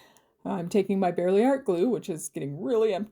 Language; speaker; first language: English; native; English